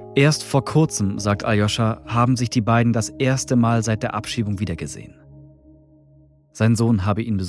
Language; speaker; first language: German; native; German